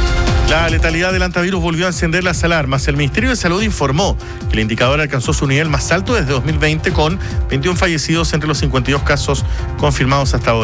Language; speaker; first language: Spanish; native; Spanish